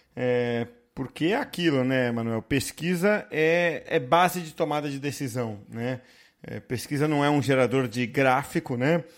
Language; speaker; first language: Portuguese; native; Portuguese